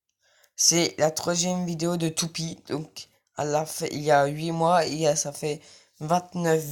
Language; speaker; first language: French; native; French